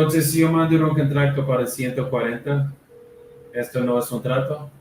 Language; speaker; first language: Spanish; non-native, learner; English